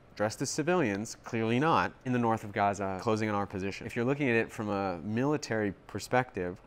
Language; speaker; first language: English; native; English